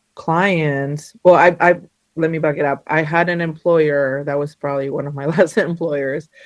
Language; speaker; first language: English; early bilingual, other home language; Spanish